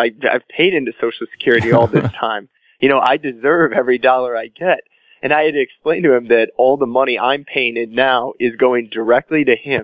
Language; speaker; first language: English; native; English